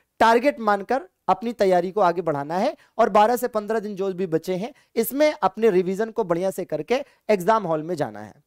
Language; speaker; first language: Hindi; native; Hindi